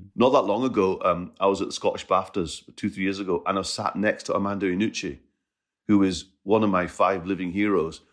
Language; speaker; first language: English; native; English